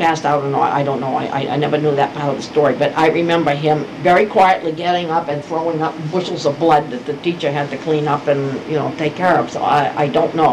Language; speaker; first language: English; native; English